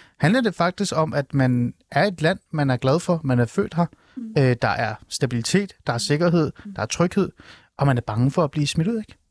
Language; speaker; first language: Danish; early bilingual, other home language; Persian